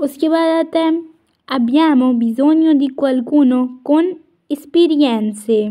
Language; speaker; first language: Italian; non-native, fluent; Urdu